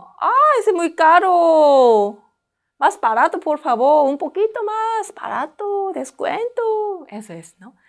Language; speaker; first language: Spanish; non-native, learner; Korean